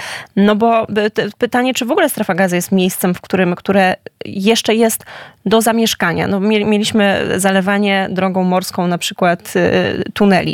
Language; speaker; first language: Polish; native; Polish